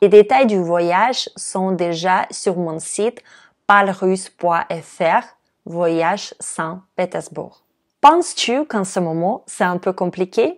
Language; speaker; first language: French; non-native, fluent; Russian